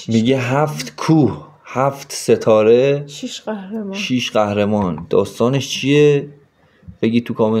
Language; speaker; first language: Persian; native; Persian